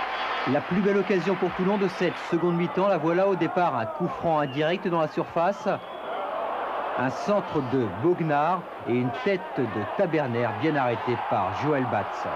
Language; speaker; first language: French; native; French